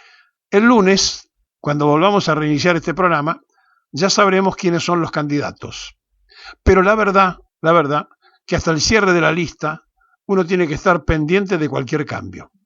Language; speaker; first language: Spanish; native; Spanish